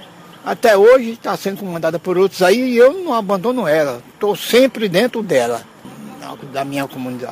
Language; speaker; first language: Portuguese; native; Portuguese